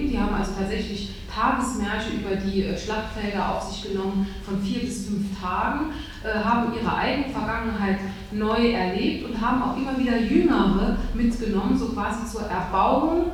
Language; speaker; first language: German; native; German